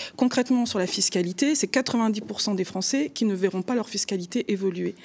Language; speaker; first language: French; native; French